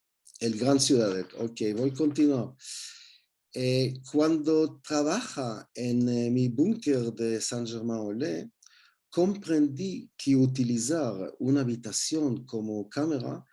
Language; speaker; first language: Spanish; non-native, learner; Hebrew